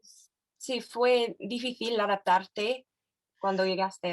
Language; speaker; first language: Spanish; non-native, fluent; English